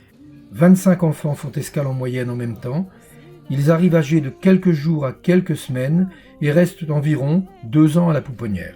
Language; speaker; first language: French; native; French